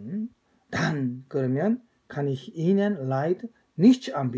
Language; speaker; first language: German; non-native, fluent; Korean